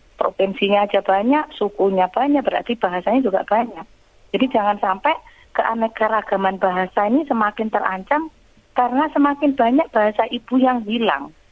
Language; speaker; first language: Indonesian; non-native, local second language; Javanese